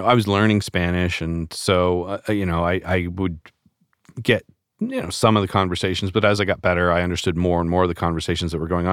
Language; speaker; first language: English; native; English